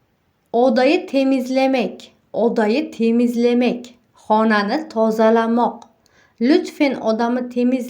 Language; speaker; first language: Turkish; non-native, fluent; Uzbek